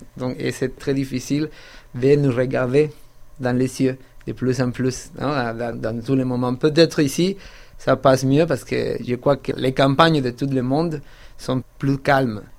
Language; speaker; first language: French; non-native, fluent; Spanish